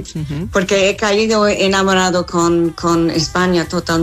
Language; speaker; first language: Spanish; non-native, fluent; English